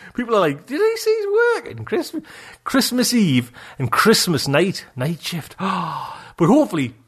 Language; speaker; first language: English; native; English